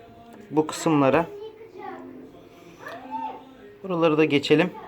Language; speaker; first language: Turkish; native; Turkish